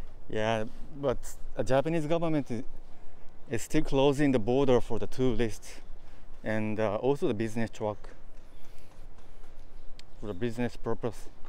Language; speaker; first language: English; non-native, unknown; Japanese